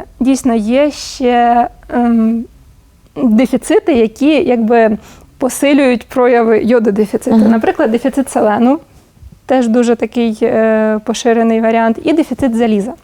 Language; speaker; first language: Ukrainian; native; Ukrainian